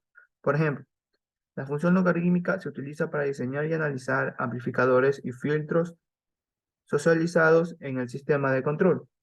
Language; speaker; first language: Spanish; native; Spanish